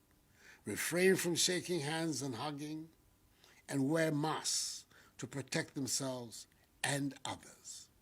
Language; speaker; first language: English; non-native, local second language; Akan